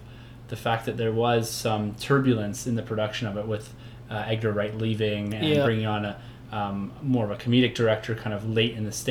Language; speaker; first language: English; native; English